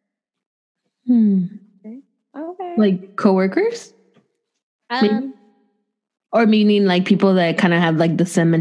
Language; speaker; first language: English; non-native, fluent; Spanish